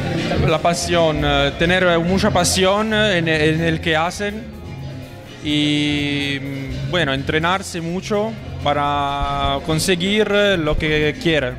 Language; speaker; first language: Spanish; non-native, learner; Italian